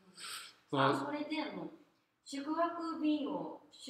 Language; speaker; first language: Japanese; non-native, fluent; Korean